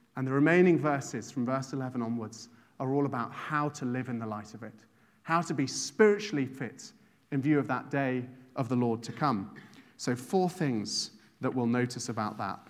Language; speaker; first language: English; native; English